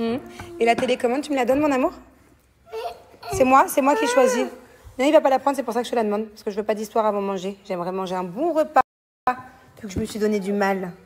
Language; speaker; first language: French; native; French